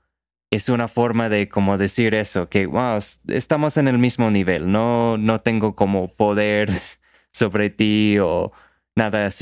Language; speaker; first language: Spanish; non-native, fluent; English